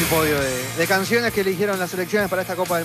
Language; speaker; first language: Spanish; native; Spanish